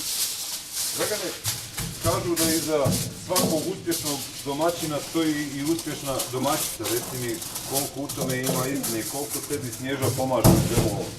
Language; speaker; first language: Bosnian; native; Bosnian